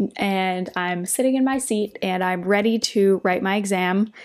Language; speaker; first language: English; native; English